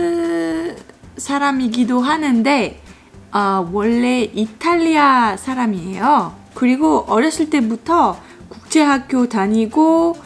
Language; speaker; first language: Korean; non-native, fluent; French